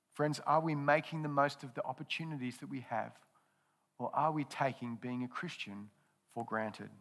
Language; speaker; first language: English; native; English